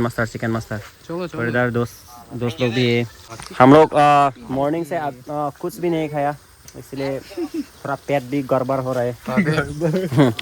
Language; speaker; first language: Hindi; non-native, local second language; Karbi